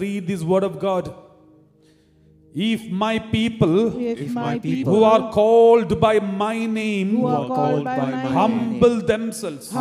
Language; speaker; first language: English; non-native, local second language; Malayalam